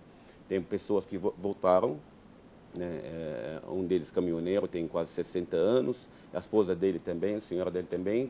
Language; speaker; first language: Portuguese; non-native, fluent; Arabic